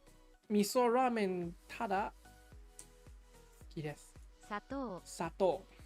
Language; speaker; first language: Japanese; non-native, learner; English